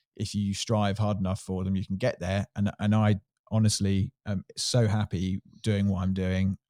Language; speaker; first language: English; native; English